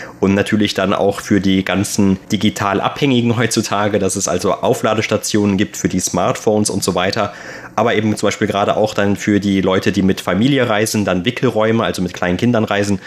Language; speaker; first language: German; native; German